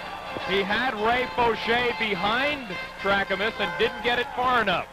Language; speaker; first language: English; native; English